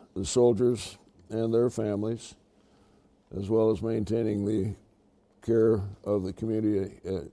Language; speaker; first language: English; native; English